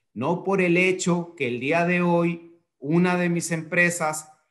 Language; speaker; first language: Spanish; native; Spanish